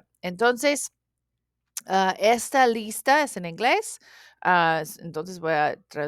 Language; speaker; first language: Spanish; non-native, learner; English